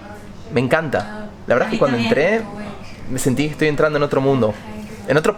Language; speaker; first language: Spanish; native; Spanish